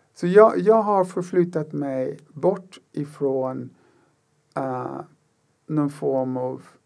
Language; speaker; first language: Swedish; non-native, fluent; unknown